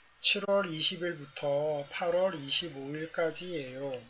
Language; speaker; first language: Korean; native; Korean